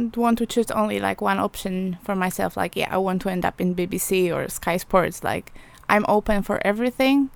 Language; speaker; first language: English; non-native, fluent; Polish